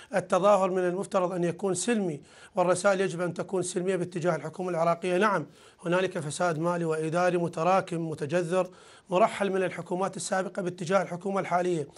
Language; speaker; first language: Arabic; native; Arabic